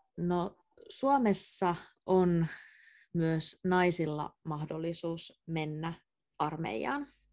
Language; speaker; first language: Finnish; native; Finnish